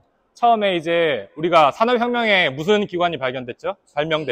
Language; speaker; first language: Korean; native; Korean